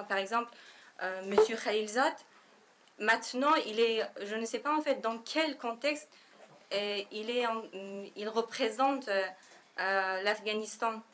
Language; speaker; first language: French; non-native, fluent; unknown